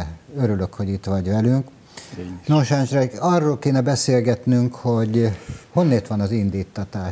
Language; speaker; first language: Hungarian; native; Hungarian